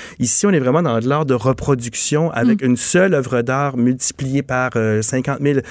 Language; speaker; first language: French; native; French